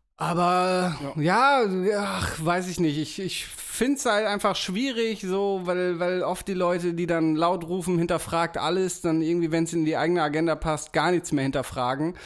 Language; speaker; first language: German; native; German